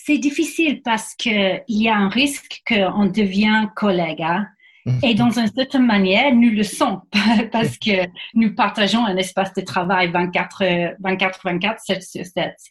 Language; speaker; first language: French; non-native, fluent; English